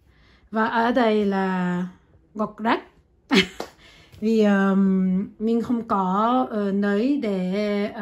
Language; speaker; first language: Vietnamese; non-native, learner; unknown